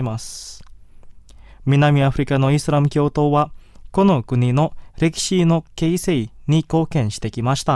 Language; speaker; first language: Japanese; non-native, fluent; Indonesian